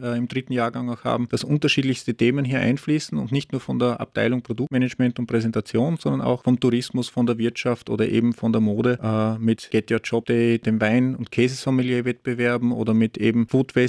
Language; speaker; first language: German; native; German